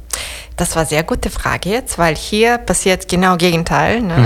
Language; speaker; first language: German; non-native, fluent; Serbian